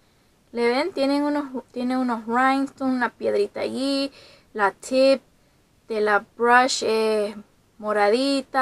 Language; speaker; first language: Spanish; early bilingual, heritage; Spanish